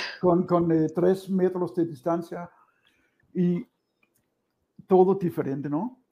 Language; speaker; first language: Spanish; non-native, fluent; Danish